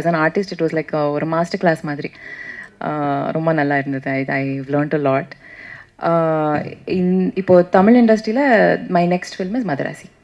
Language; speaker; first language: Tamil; non-native, learner; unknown